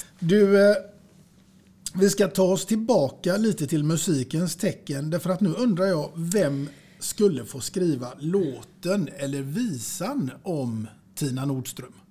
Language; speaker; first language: Swedish; native; Swedish